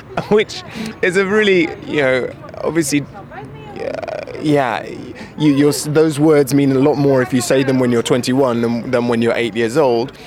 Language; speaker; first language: English; native; English